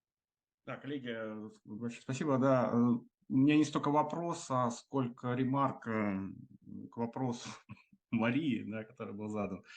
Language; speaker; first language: Russian; native; Russian